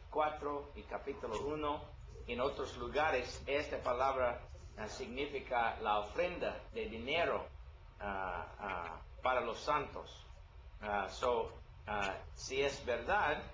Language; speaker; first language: Spanish; non-native, learner; English